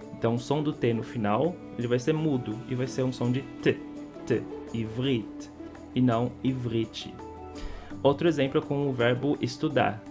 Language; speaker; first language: Portuguese; native; Portuguese